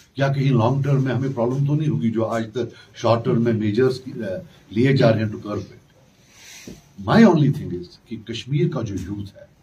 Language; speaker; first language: Urdu; non-native, local second language; Kashmiri